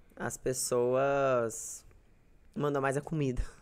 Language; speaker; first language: Portuguese; native; Portuguese